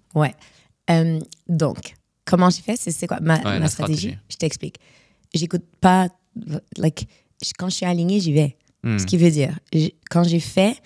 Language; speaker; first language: French; native; French